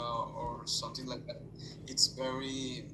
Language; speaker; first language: English; non-native, fluent; Spanish